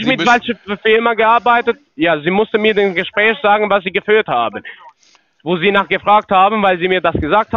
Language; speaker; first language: German; non-native, learner; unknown